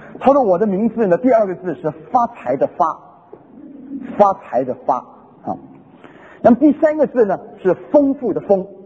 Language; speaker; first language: Chinese; non-native, local second language; Hakka Chinese